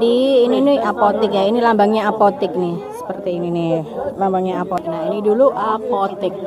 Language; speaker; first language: Indonesian; native; Indonesian